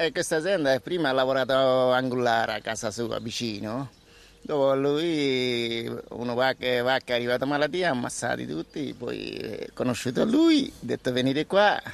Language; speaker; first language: Italian; non-native, learner; Bangla